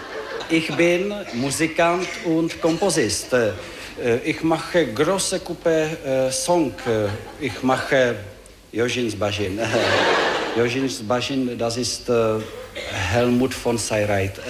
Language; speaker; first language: German; non-native, learner; Czech